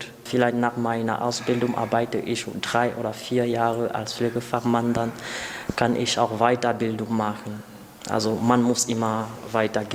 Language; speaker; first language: German; non-native, learner; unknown